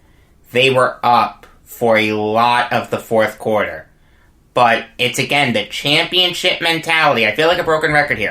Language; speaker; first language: English; native; English